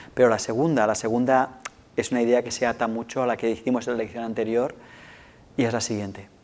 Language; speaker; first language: Spanish; non-native, local second language; Catalan